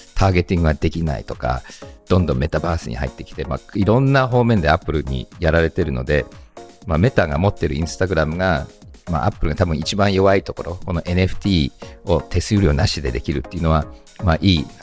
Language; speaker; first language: Japanese; early bilingual, heritage; Japanese